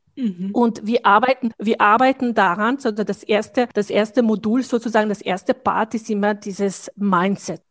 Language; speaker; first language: German; non-native, fluent; Bosnian